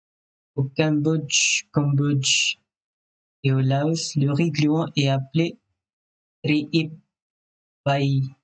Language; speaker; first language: French; non-native, fluent; Thai